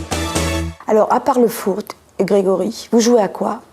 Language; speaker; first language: French; native; French